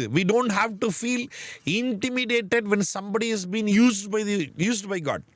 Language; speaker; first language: English; non-native, local second language; Tamil